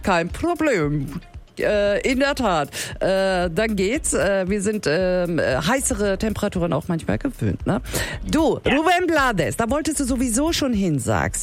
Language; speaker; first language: German; native; German